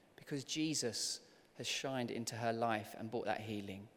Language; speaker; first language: English; native; English